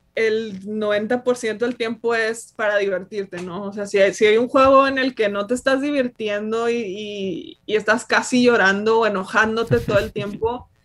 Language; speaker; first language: Spanish; native; Spanish